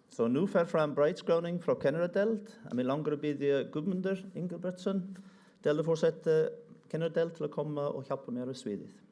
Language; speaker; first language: Icelandic; non-native, fluent; English